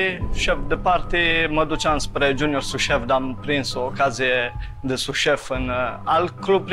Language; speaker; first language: Romanian; early bilingual, heritage; Romanian